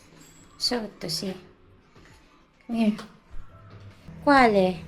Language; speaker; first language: Italian; non-native, learner; Filipino